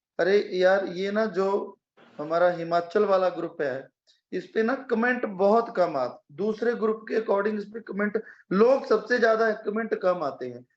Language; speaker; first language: Hindi; non-native, local second language; Punjabi